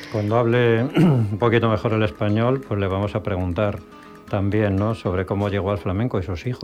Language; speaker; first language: Spanish; native; Spanish